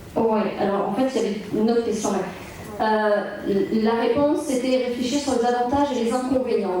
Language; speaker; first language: French; native; French